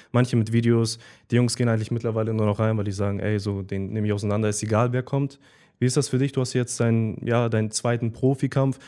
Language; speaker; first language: German; native; German